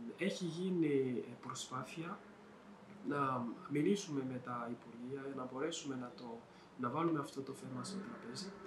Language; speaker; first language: Greek; non-native, fluent; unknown